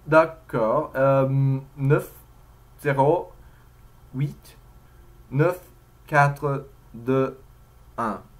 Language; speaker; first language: French; non-native, learner; English